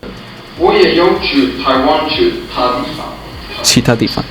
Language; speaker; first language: Chinese; non-native, learner; Swedish